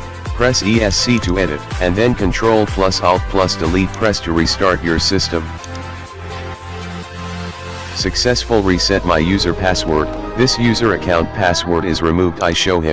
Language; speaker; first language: English; non-native, learner; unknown